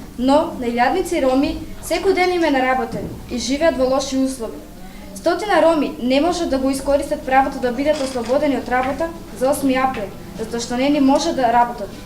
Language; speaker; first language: Macedonian; non-native, local second language; Romany